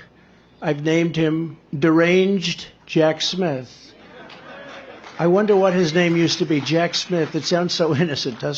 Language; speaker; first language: English; native; English